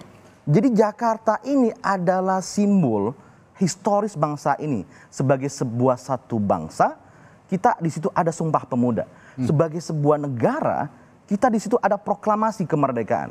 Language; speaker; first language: Indonesian; native; Indonesian